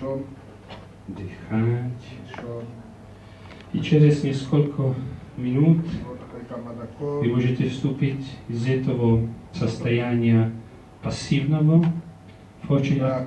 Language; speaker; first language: Russian; non-native, learner; Czech